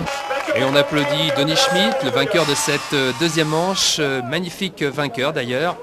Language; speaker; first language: French; native; French